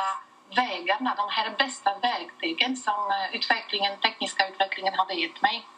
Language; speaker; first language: Swedish; non-native, fluent; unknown